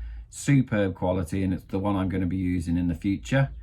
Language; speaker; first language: English; native; English